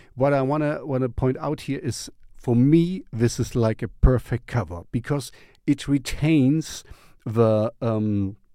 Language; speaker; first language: English; non-native, fluent; German